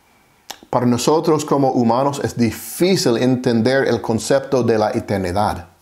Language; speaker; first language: Spanish; non-native, fluent; English